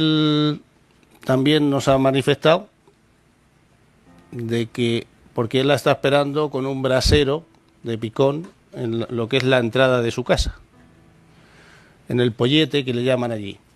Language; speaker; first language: Spanish; native; Spanish